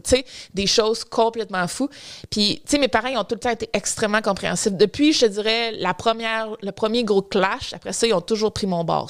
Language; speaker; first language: French; native; French